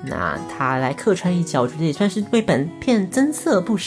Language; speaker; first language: Chinese; native; Chinese